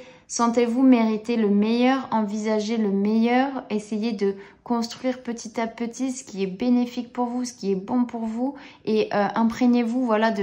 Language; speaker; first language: French; native; French